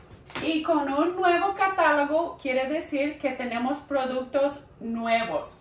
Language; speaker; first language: Spanish; early bilingual, heritage; Spanish